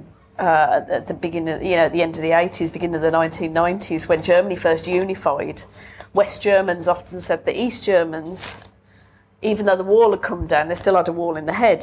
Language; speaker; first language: English; native; English